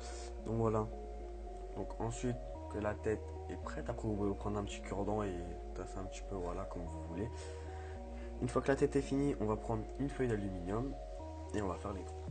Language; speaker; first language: French; native; French